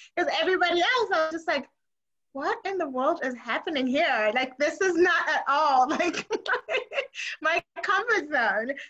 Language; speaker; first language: English; non-native, local second language; Shona